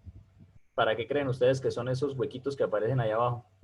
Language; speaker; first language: Spanish; native; Spanish